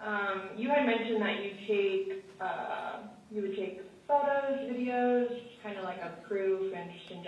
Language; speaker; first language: English; native; English